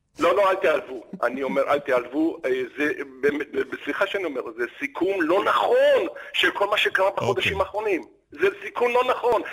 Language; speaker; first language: Hebrew; early bilingual, other home language; Arabic